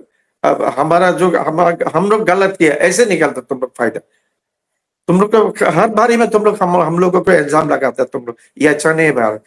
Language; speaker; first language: Hindi; non-native, learner; Bangla